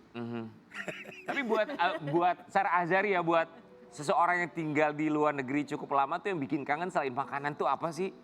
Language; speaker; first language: Indonesian; native; Indonesian